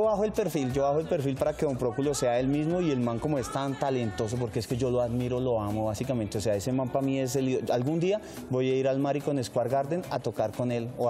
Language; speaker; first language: Spanish; native; Spanish